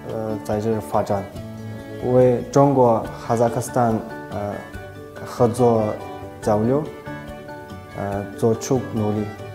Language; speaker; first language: Chinese; non-native, learner; Kazakh